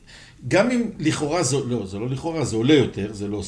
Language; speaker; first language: Hebrew; native; Hebrew